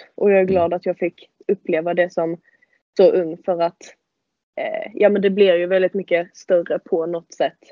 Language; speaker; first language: Swedish; native; Swedish